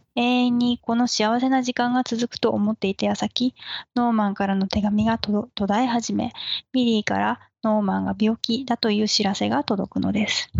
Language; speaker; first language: Japanese; native; Japanese